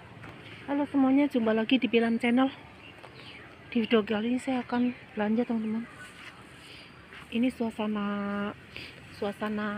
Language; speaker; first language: Indonesian; native; Indonesian